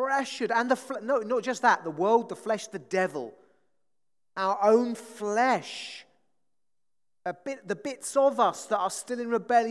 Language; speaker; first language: English; native; English